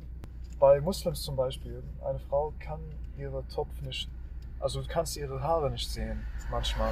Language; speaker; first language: German; non-native, learner; Arabic